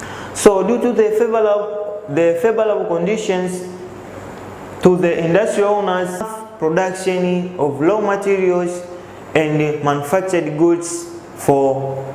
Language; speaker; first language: English; non-native, local second language; Swahili